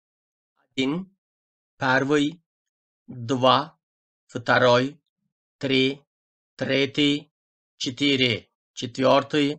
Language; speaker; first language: Russian; non-native, fluent; Turkish